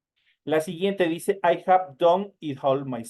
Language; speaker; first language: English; non-native, learner; Spanish